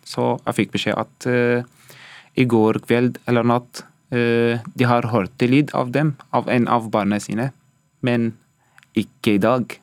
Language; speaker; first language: Norwegian; non-native, learner; Arabic